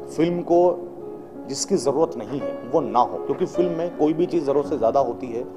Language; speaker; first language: Hindi; native; Hindi